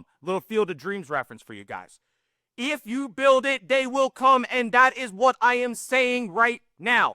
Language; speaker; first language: English; native; English